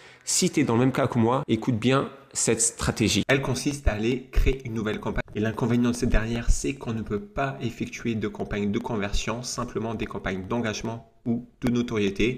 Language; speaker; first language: French; native; French